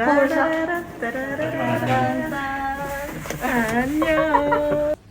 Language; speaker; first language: Korean; native; Korean